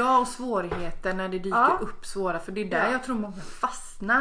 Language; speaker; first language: Swedish; native; Swedish